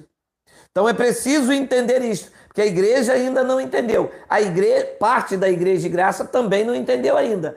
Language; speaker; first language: Portuguese; native; Portuguese